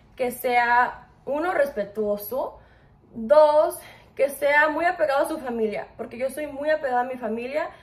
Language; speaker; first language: Spanish; early bilingual, heritage; Spanish